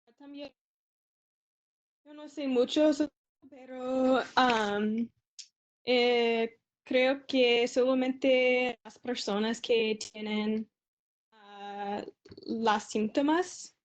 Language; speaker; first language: Spanish; non-native, learner; English